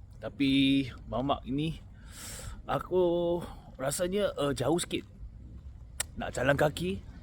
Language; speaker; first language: Malay; non-native, learner; Korean